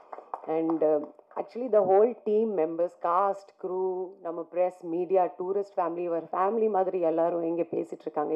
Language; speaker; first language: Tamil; non-native, fluent; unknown